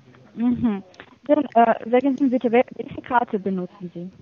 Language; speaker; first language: German; non-native, fluent; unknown